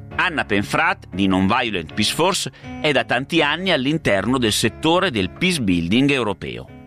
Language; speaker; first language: Italian; native; Italian